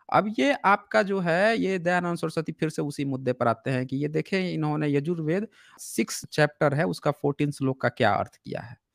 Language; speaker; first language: Hindi; native; Hindi